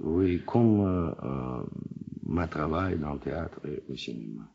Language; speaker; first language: French; non-native, learner; Russian